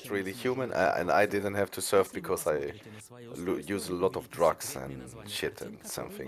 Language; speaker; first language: English; non-native, fluent; German